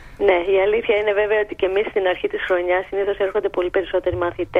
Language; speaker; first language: Greek; native; Greek